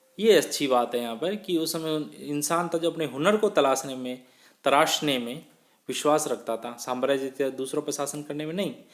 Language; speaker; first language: Hindi; native; Hindi